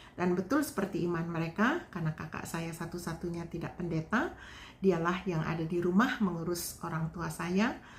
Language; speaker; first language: Indonesian; non-native, local second language; Balinese